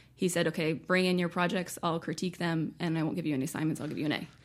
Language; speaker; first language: English; native; English